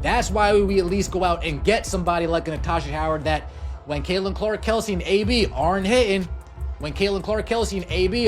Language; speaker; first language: English; native; English